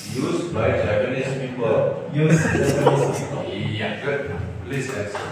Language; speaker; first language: English; non-native, fluent; Indonesian